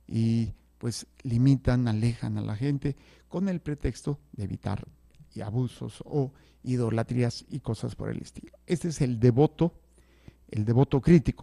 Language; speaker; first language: Spanish; native; Spanish